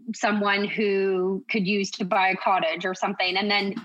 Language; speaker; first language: English; native; English